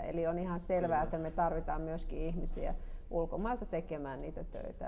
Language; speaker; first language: Finnish; native; Finnish